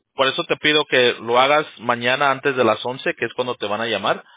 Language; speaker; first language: Spanish; early bilingual, heritage; Spanish